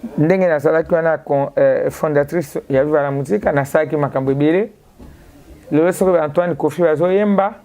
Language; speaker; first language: Lingala; native; Lingala